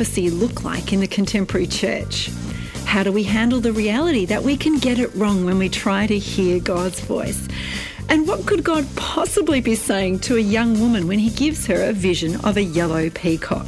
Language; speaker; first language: English; native; English